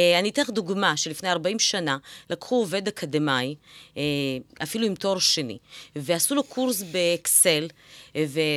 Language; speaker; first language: Hebrew; early bilingual, other home language; Russian